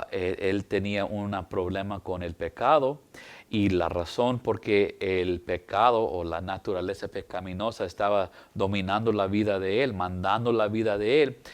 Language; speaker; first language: Spanish; early bilingual, heritage; English